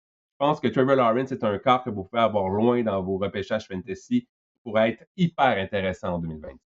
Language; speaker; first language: French; native; French